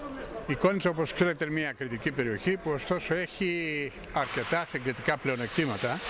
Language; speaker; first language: Greek; native; Greek